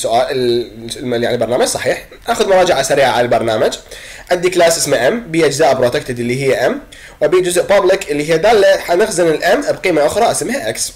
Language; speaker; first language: Arabic; native; Arabic